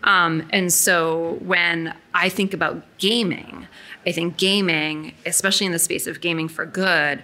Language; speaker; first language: English; native; English